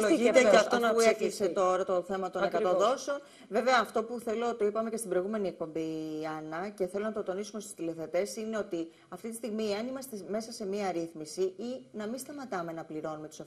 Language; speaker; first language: Greek; native; Greek